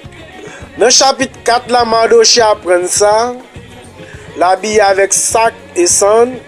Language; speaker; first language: French; non-native, local second language; Haitian Creole